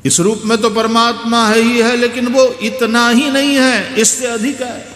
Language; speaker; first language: Hindi; non-native, local second language; Gujarati